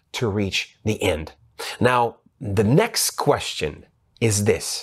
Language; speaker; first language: English; non-native, fluent; Ukrainian